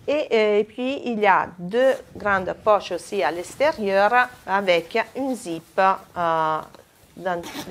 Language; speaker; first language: French; non-native, fluent; Italian